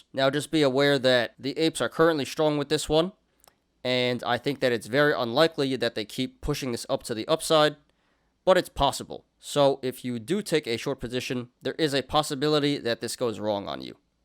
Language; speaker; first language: English; native; English